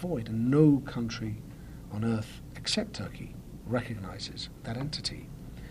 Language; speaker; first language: English; native; English